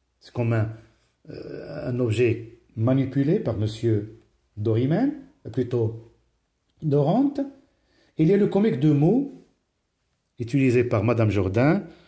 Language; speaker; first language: French; non-native, local second language; Arabic